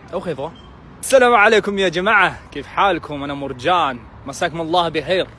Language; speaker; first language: Arabic; non-native, learner; Kazakh